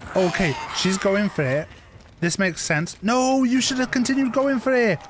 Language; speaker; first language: English; non-native, local second language; Welsh